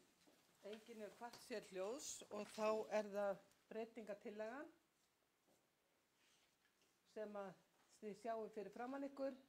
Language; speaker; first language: Icelandic; native; Icelandic